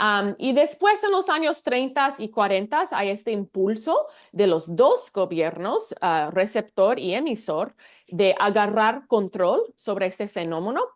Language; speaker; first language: Spanish; non-native, fluent; English